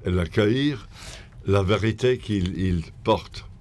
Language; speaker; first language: French; non-native, fluent; English